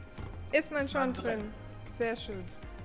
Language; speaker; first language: German; native; German